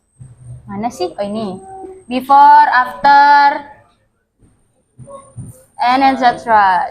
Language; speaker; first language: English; non-native, learner; Indonesian